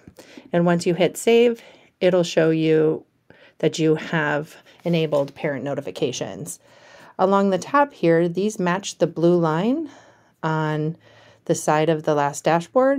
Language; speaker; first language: English; native; English